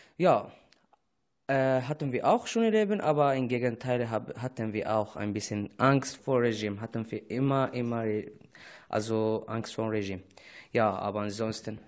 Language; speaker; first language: German; non-native, learner; Arabic